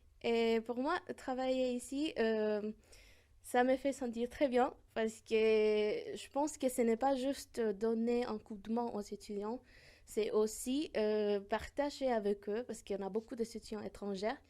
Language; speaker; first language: French; non-native, fluent; Spanish